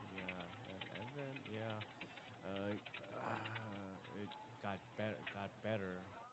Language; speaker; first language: English; non-native, learner; Korean